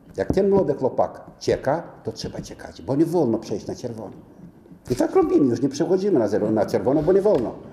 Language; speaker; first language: Polish; non-native, fluent; Romanian